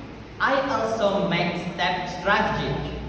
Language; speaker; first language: English; non-native, learner; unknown